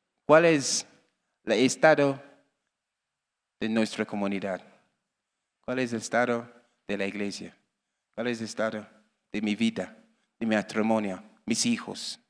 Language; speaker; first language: Spanish; non-native, learner; English